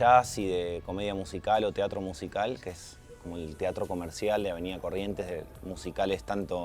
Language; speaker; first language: Spanish; native; Spanish